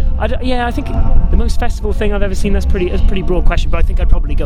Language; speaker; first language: English; native; English